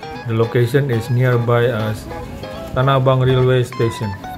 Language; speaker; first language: English; non-native, learner; Indonesian